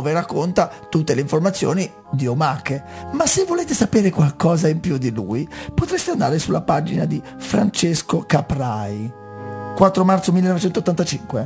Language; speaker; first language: Italian; native; Italian